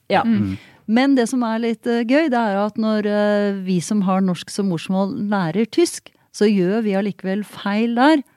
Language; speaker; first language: Norwegian; native; Norwegian